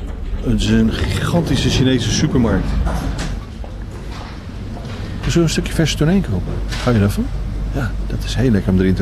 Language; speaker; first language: Dutch; native; Dutch